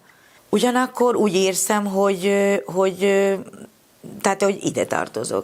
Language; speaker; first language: Hungarian; non-native, fluent; Spanish